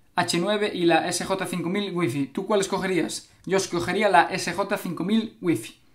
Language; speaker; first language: Spanish; native; Spanish